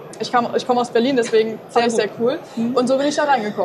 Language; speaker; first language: German; native; German